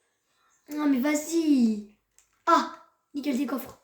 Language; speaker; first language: French; native; French